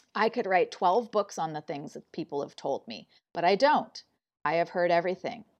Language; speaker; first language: English; native; English